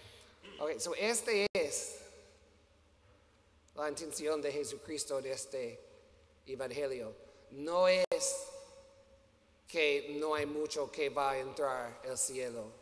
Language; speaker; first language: Spanish; non-native, learner; English